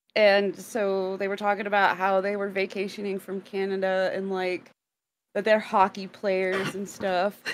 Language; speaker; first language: English; native; English